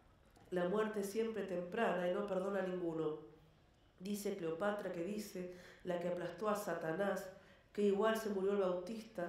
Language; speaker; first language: Spanish; native; Spanish